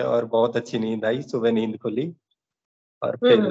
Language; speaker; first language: Hindi; native; Hindi